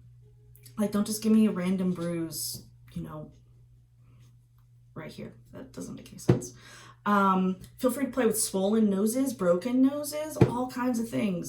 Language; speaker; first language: English; native; English